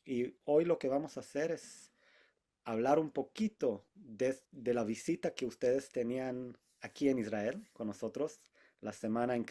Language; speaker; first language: Spanish; non-native, fluent; Hebrew